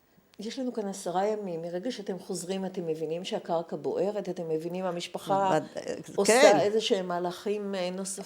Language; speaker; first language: Hebrew; native; Hebrew